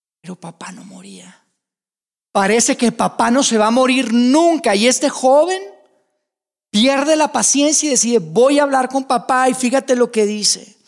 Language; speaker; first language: Spanish; native; Spanish